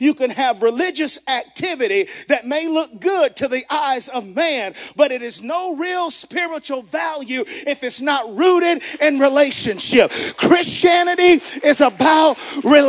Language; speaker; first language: English; native; English